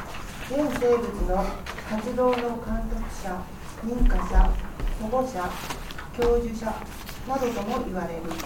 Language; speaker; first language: Japanese; native; Japanese